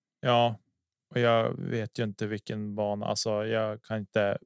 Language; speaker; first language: Swedish; native; Swedish